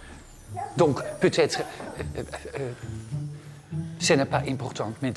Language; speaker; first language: French; non-native, learner; Dutch